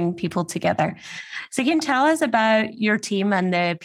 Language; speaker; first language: English; native; English